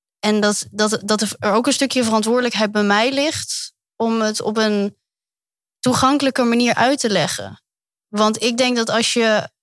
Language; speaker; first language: Dutch; early bilingual, other home language; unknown